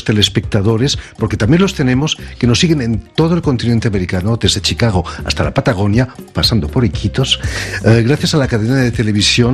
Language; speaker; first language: Spanish; native; Spanish